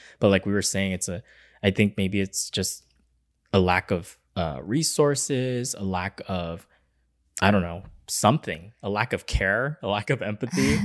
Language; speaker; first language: English; early bilingual, other home language; Chinese